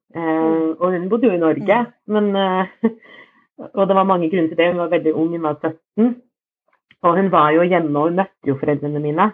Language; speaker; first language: Norwegian; native; Norwegian